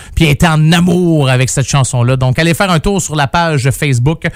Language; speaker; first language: French; native; French